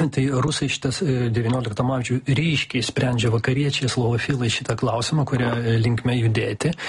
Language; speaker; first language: Lithuanian; non-native, local second language; Russian